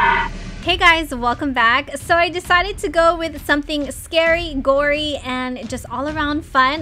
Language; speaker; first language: English; native; English